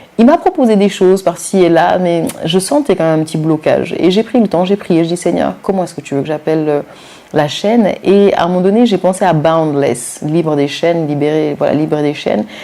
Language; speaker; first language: French; non-native, local second language; Wolof